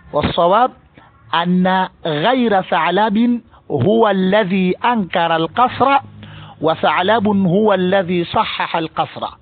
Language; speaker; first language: Arabic; non-native, fluent; Swahili